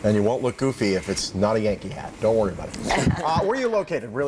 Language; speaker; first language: English; native; English